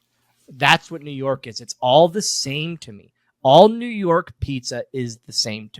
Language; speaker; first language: English; native; English